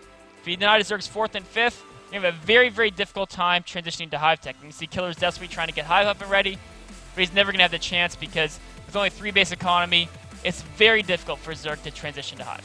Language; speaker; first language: English; native; English